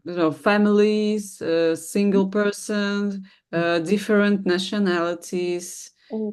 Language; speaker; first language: English; non-native, learner; Russian